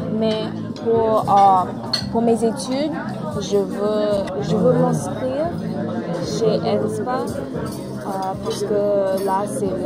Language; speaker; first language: French; non-native, learner; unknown